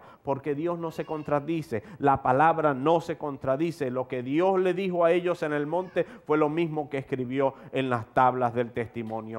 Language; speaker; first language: Spanish; native; Spanish